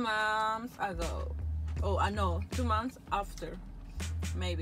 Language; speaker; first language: English; non-native, learner; Spanish